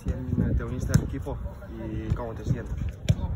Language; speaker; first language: Spanish; non-native, learner; Ukrainian